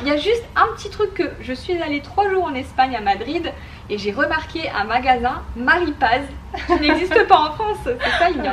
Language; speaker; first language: French; native; French